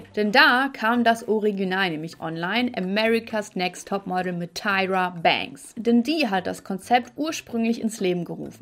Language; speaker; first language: German; native; German